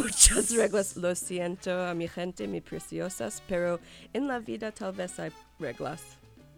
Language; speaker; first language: Spanish; non-native, learner; English